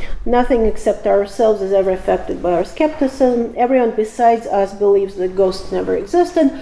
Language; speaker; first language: English; non-native, fluent; Russian